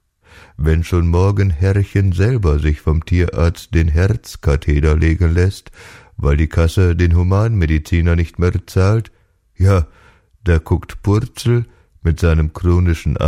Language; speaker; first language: German; native; German